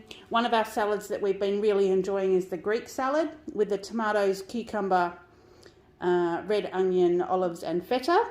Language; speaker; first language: English; native; English